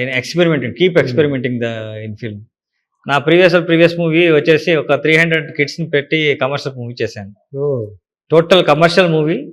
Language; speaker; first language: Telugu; non-native, learner; Kannada